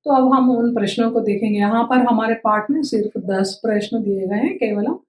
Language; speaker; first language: Hindi; non-native, local second language; Telugu